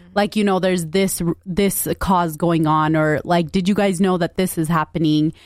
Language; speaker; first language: English; native; English